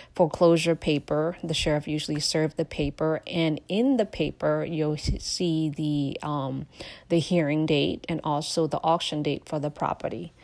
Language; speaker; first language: English; non-native, fluent; Lao